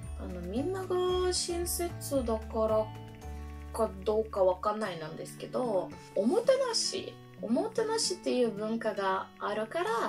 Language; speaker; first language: Japanese; non-native, fluent; Russian